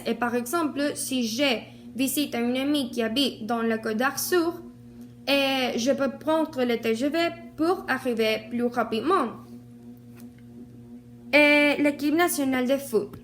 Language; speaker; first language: French; non-native, learner; Spanish